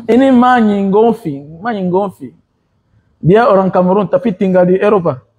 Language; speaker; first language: Indonesian; non-native, learner; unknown